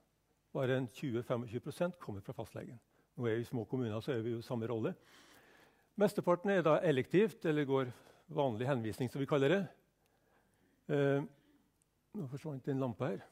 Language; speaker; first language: Norwegian; native; Norwegian